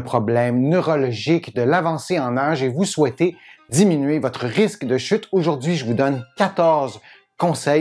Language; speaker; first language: French; native; French